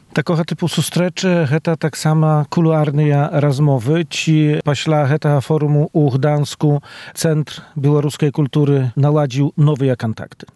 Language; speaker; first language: Belarusian; native; Belarusian